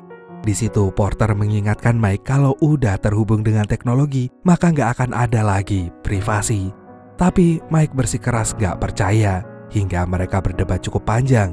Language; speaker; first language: Indonesian; native; Indonesian